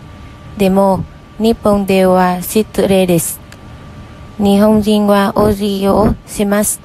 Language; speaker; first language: Japanese; non-native, learner; Vietnamese